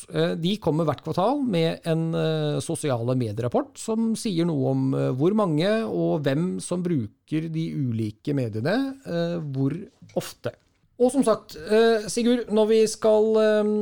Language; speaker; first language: Norwegian; native; Norwegian